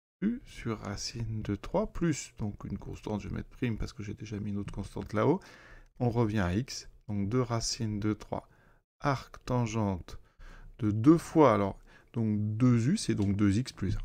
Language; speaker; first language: French; native; French